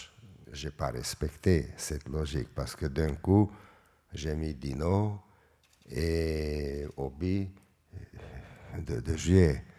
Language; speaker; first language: French; non-native, fluent; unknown